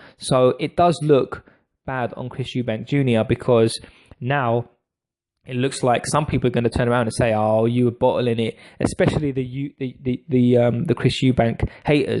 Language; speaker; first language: English; native; English